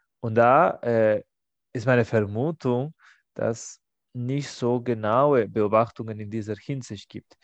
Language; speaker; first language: German; non-native, fluent; Spanish